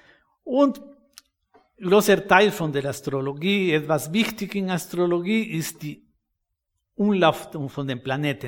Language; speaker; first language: German; non-native, fluent; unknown